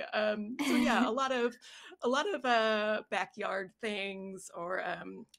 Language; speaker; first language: English; native; English